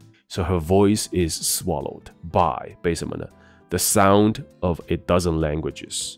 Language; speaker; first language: English; non-native, fluent; Chinese